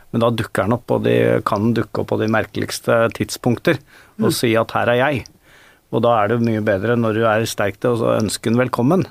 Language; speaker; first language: Norwegian; native; Norwegian